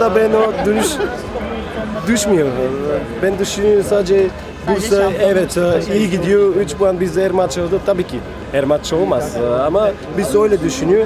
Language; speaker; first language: Turkish; non-native, learner; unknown